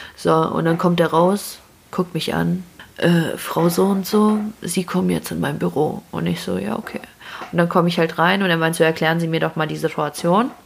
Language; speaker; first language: German; early bilingual, other home language; Russian